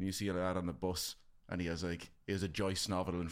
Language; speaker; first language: English; native; English